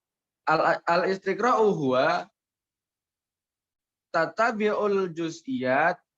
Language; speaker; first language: Arabic; non-native, learner; Indonesian